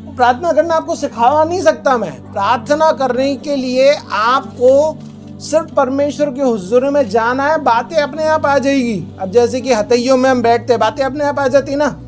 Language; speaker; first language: Hindi; non-native, local second language; Marathi